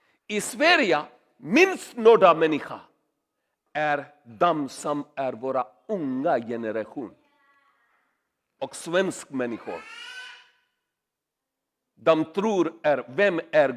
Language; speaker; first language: Swedish; non-native, learner; Urdu